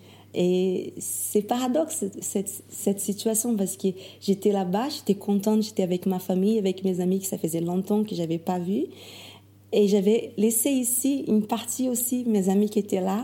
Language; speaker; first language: French; non-native, fluent; Portuguese